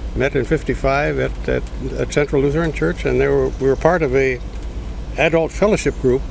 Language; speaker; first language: English; native; English